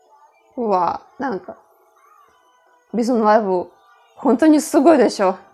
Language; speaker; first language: Japanese; non-native, learner; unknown